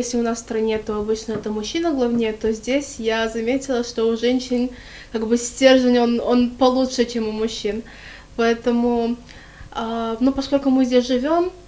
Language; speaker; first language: Russian; early bilingual, other home language; Arabic